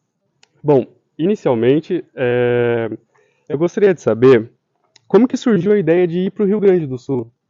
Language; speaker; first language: Portuguese; native; Portuguese